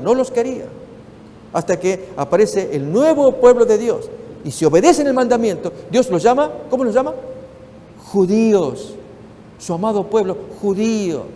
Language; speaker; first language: Spanish; native; Spanish